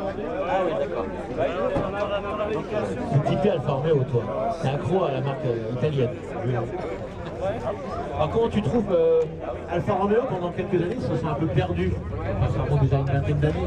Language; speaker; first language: French; native; French